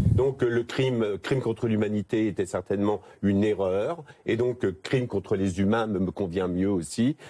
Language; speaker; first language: French; native; French